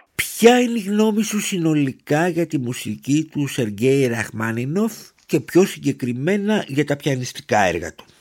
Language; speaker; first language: Greek; native; Greek